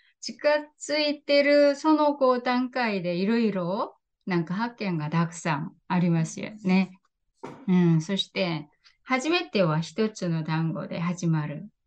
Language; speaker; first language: Japanese; non-native, fluent; Korean